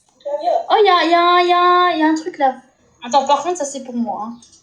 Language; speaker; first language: French; native; French